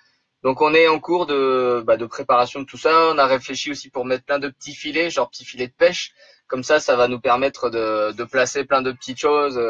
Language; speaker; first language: French; native; French